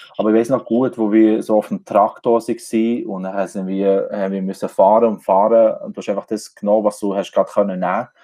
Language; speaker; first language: German; non-native, fluent; Albanian